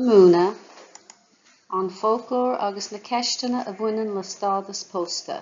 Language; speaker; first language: Irish; non-native, fluent; English